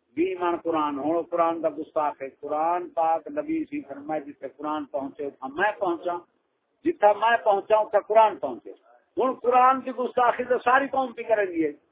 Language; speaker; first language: Urdu; non-native, local second language; Punjabi